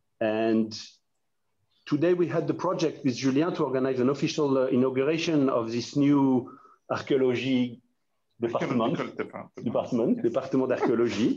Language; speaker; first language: English; non-native, fluent; French